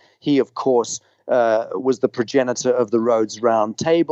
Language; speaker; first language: English; native; English